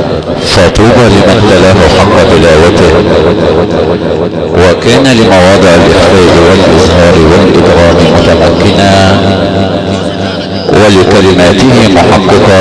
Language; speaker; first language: Arabic; native; Arabic